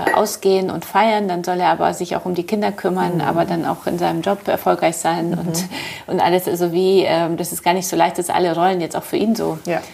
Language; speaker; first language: German; early bilingual, other home language; Polish